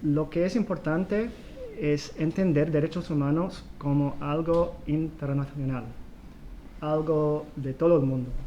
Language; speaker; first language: Spanish; non-native, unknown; English